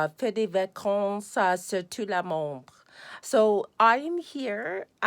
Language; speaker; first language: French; non-native, learner; English